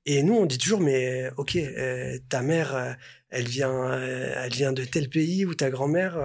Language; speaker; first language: French; early bilingual, other home language; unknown